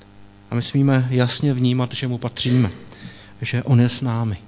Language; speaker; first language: Czech; native; Czech